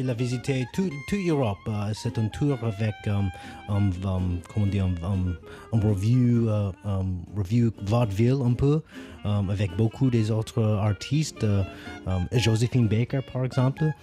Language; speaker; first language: French; non-native, learner; English